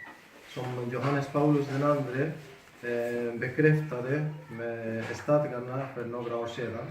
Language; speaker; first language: Swedish; non-native, fluent; Spanish